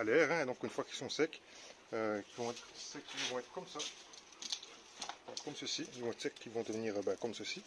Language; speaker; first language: French; native; French